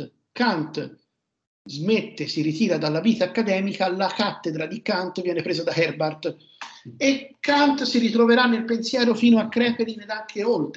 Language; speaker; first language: Italian; native; Italian